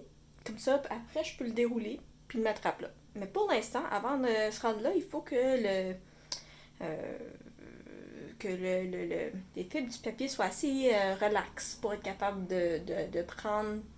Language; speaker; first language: French; native; French